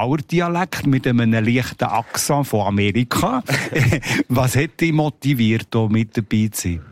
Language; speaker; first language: German; native; German